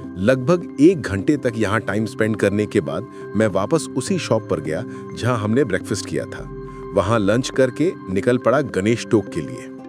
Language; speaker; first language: Hindi; non-native, fluent; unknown